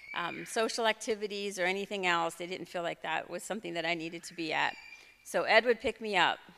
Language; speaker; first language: English; native; English